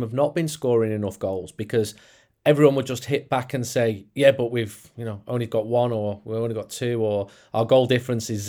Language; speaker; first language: English; native; English